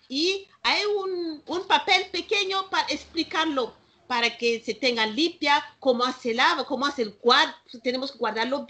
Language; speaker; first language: Spanish; non-native, learner; Malagasy